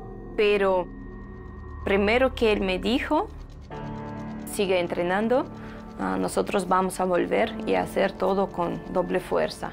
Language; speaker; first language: Spanish; non-native, fluent; Russian